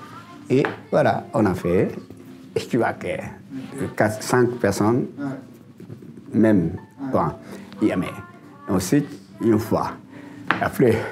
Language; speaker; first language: French; non-native, learner; Japanese